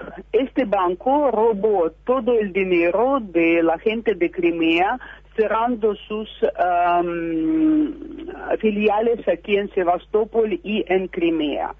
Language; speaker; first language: Spanish; non-native, fluent; Russian